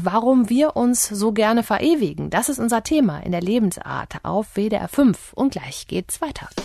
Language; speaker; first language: German; native; German